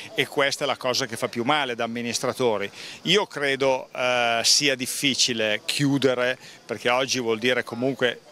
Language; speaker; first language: Italian; native; Italian